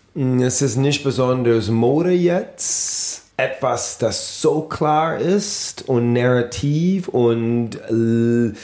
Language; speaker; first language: German; non-native, fluent; English